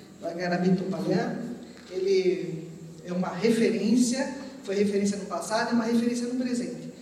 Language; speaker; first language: Portuguese; early bilingual, other home language; Armenian